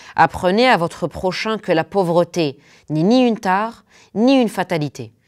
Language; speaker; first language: French; non-native, local second language; Arabic